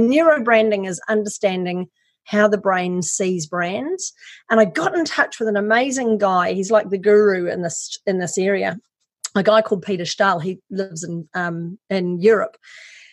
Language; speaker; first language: English; native; English